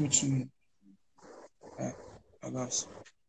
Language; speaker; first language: English; non-native, local second language; Yoruba